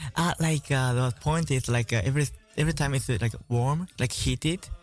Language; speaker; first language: English; non-native, learner; Japanese